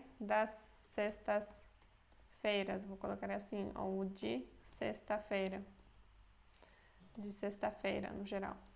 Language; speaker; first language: Portuguese; non-native, fluent; Polish